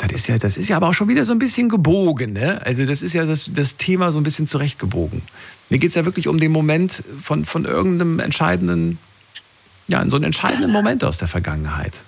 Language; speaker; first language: German; native; German